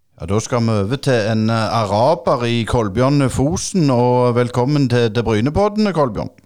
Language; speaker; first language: Norwegian; native; Norwegian